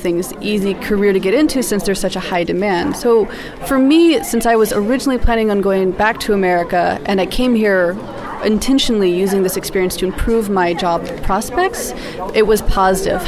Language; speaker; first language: English; native; English